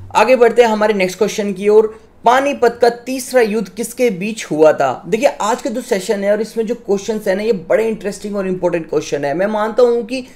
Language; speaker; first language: Hindi; native; Hindi